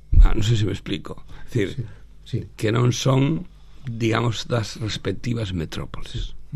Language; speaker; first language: Galician; native; Galician